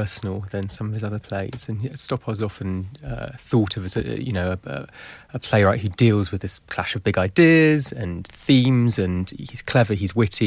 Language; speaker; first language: English; native; English